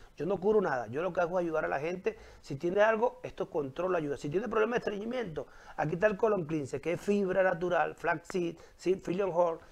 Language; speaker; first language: Spanish; native; Spanish